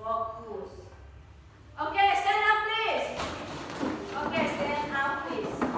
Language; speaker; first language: English; non-native, learner; Indonesian